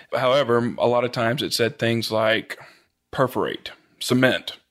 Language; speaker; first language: English; native; English